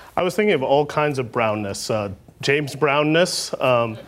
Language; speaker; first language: English; native; English